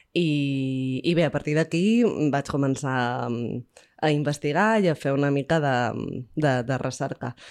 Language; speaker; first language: Catalan; native; Catalan